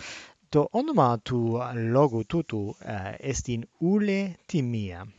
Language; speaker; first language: Greek; non-native, fluent; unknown